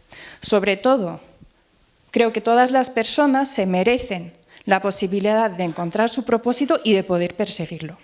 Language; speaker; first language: Spanish; non-native, fluent; Norwegian